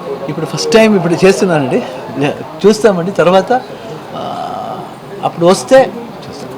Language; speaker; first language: Telugu; non-native, learner; Kannada